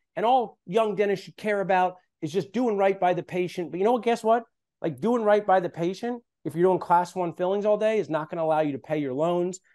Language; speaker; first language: English; native; English